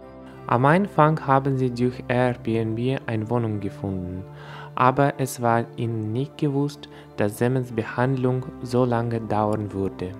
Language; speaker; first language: German; non-native, fluent; Russian